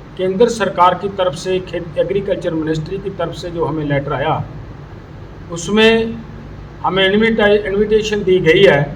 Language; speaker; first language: Hindi; non-native, local second language; Punjabi